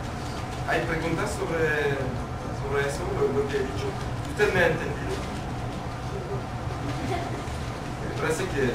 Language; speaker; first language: Spanish; non-native, fluent; French